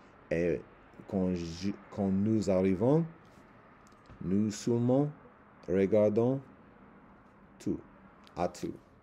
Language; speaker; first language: French; non-native, learner; English